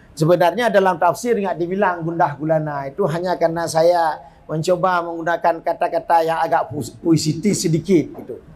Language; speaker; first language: Malay; non-native, local second language; Achinese